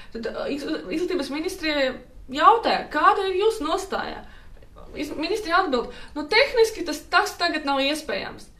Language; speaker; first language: Latvian; non-native, local second language; Russian